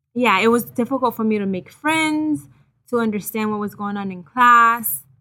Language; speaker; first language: English; early bilingual, other home language; Haitian Creole